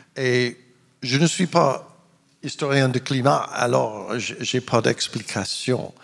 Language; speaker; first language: French; non-native, learner; English